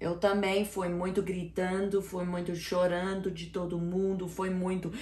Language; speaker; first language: Portuguese; non-native, learner; English